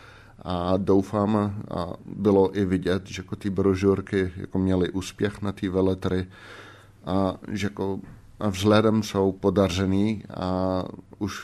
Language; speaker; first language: Czech; non-native, fluent; Dutch